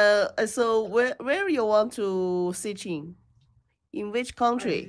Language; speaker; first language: English; non-native, learner; Chinese